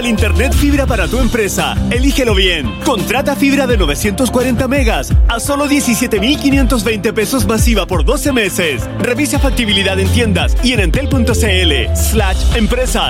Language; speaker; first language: Spanish; native; Spanish